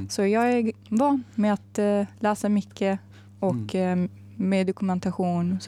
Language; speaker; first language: Swedish; non-native, fluent; Arabic